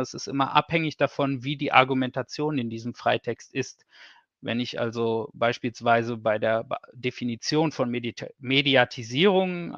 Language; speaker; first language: German; native; German